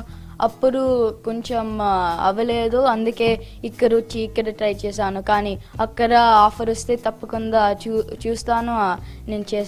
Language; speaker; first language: Telugu; early bilingual, heritage; Telugu